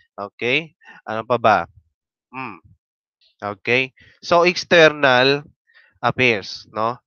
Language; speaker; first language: Filipino; native; Filipino